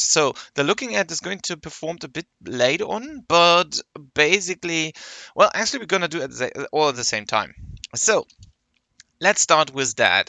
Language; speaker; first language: English; non-native, fluent; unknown